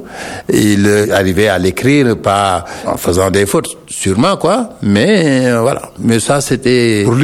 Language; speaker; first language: French; non-native, local second language; Wolof